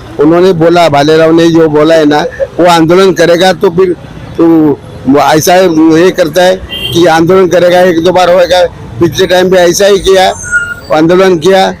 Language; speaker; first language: Hindi; non-native, local second language; Marathi